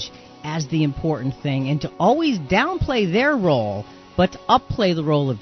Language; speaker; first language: English; native; English